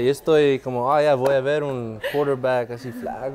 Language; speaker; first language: Spanish; non-native, learner; English